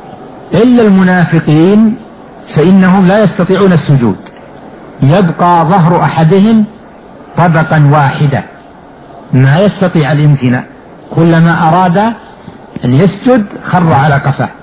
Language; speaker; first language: Arabic; native; Arabic